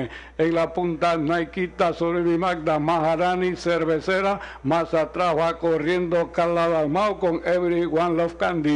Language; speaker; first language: Spanish; native; Spanish